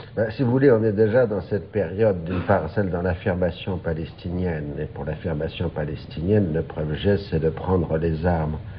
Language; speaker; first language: French; native; French